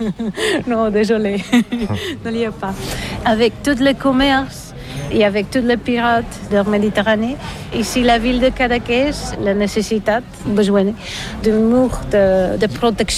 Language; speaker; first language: French; non-native, learner; Catalan